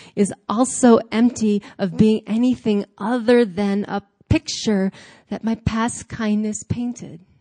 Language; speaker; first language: English; native; English